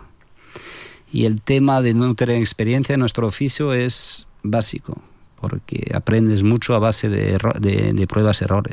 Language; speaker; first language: Spanish; non-native, fluent; French